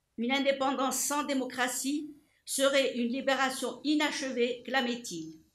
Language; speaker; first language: French; non-native, local second language; Arabic